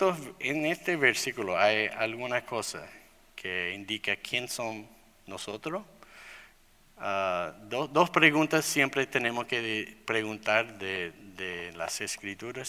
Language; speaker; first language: Spanish; non-native, fluent; English